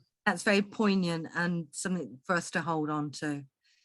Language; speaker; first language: English; native; English